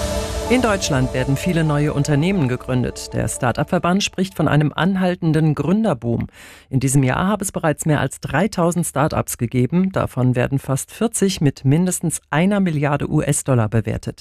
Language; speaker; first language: German; native; German